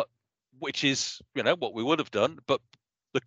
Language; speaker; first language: English; native; English